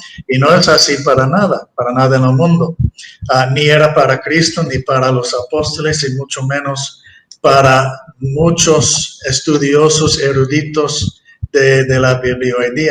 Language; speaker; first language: Spanish; non-native, fluent; English